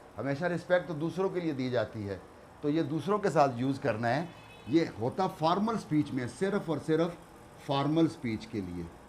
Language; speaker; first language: Urdu; non-native, local second language; Punjabi